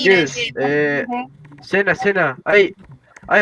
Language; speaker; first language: English; non-native, learner; Spanish